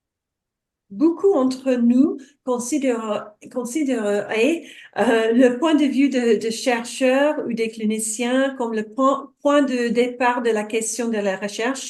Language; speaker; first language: French; non-native, fluent; English